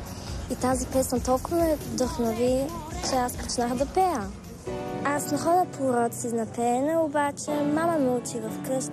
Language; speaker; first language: Bulgarian; early bilingual, heritage; Bulgarian